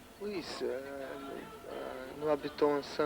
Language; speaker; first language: French; non-native, learner; Portuguese